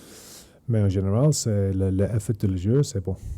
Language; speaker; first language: French; non-native, learner; English